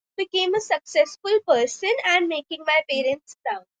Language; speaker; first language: English; non-native, local second language; Hindi